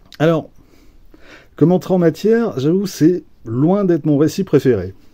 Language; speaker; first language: French; native; French